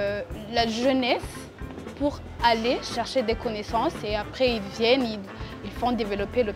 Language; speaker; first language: French; non-native, local second language; Rundi